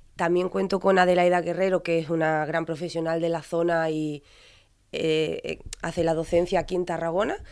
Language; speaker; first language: Spanish; native; Spanish